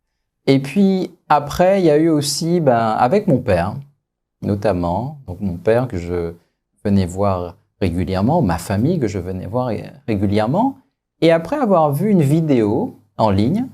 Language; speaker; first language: French; native; French